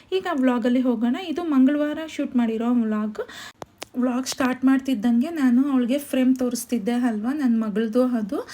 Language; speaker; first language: Kannada; native; Kannada